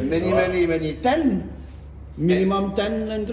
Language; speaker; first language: English; non-native, learner; French